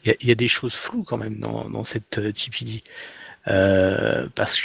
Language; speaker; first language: French; native; French